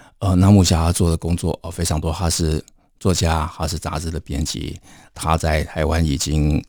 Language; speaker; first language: Chinese; native; Chinese